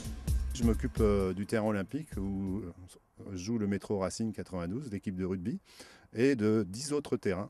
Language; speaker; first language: French; native; French